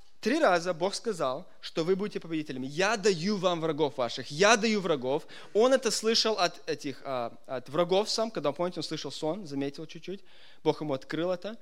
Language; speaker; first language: Russian; early bilingual, heritage; Russian